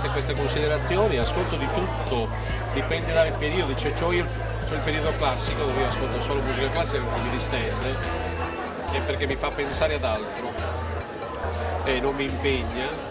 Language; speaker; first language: Italian; native; Italian